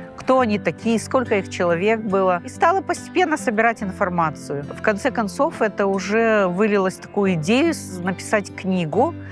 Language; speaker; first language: Russian; non-native, local second language; Gagauz